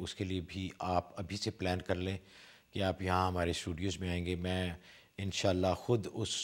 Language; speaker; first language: Urdu; native; Urdu